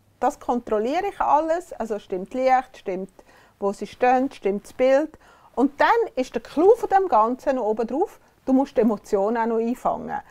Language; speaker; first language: German; native; German